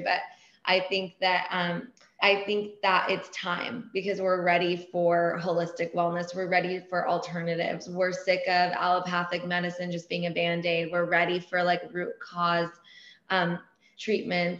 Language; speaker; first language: English; early bilingual, other home language; Persian